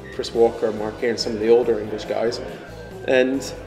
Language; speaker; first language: English; native; English